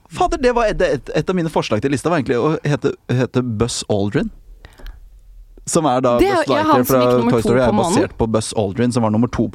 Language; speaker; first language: Norwegian; native; Norwegian